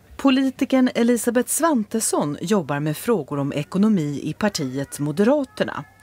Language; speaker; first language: Swedish; native; Swedish